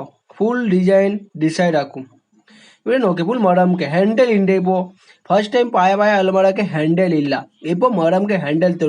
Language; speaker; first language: Malayalam; non-native, learner; Hindi